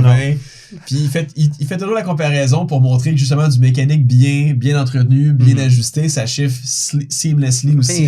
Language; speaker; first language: French; native; French